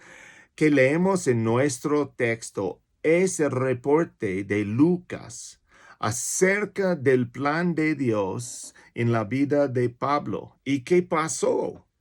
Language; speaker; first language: Spanish; non-native, fluent; English